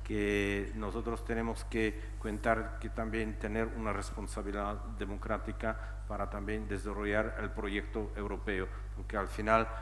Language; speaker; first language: Spanish; non-native, fluent; Czech